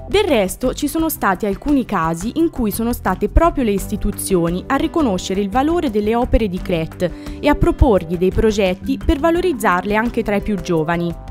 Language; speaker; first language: Italian; native; Italian